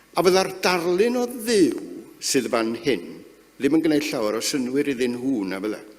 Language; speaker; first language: Welsh; native; Welsh